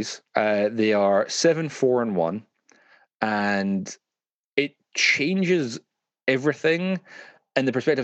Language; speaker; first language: English; native; English